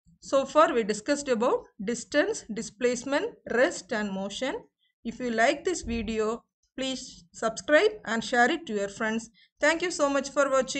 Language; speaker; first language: English; non-native, local second language; Tamil